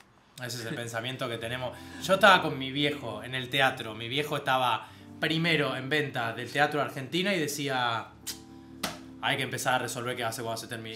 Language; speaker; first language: Spanish; native; Spanish